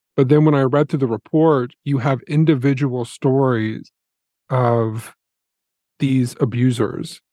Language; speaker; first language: English; native; English